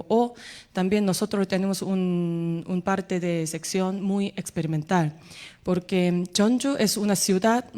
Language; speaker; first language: Spanish; non-native, fluent; Korean